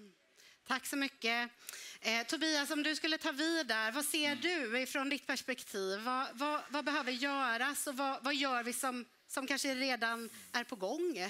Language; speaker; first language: Swedish; native; Swedish